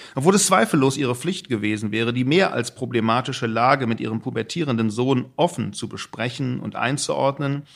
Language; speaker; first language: German; native; German